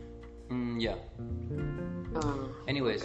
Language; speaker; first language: English; non-native, fluent; Spanish